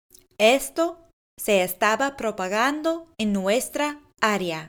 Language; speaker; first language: Spanish; non-native, fluent; English